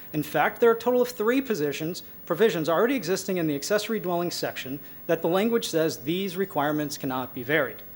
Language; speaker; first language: English; native; English